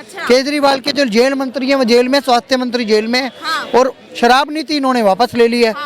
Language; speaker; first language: Hindi; native; Hindi